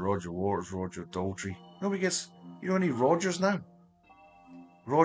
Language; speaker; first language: English; native; English